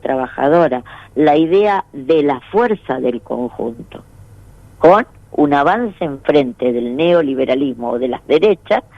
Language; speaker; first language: Spanish; native; Spanish